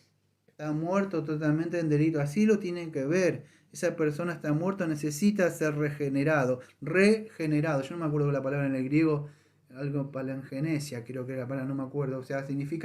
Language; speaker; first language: Spanish; native; Spanish